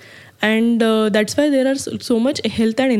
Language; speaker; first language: English; non-native, local second language; Marathi